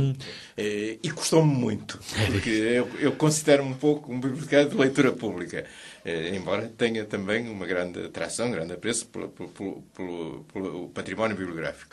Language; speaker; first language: Portuguese; native; Portuguese